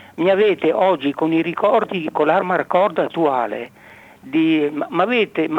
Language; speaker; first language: Italian; native; Italian